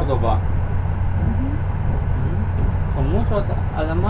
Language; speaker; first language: Spanish; non-native, fluent; Polish